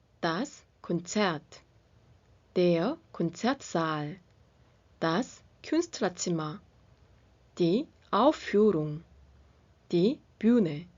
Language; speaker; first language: German; non-native, fluent; Korean